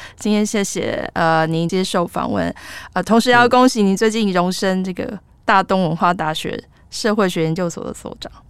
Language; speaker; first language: Chinese; native; Chinese